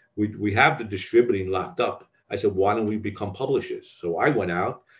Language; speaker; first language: English; native; English